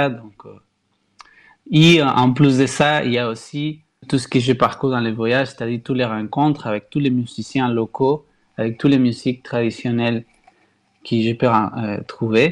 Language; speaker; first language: French; non-native, fluent; Spanish